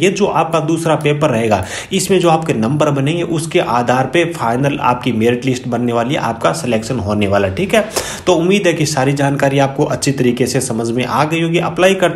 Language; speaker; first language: Hindi; native; Hindi